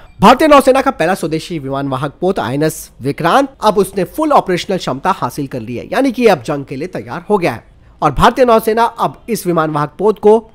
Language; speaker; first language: Hindi; native; Hindi